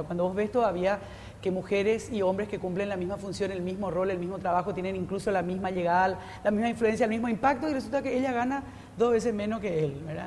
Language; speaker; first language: Spanish; native; Spanish